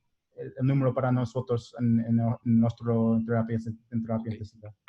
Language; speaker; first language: Spanish; non-native, learner; English